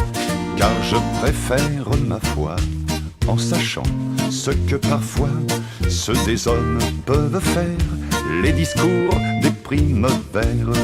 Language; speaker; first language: French; native; French